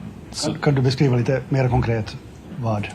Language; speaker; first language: Swedish; native; Swedish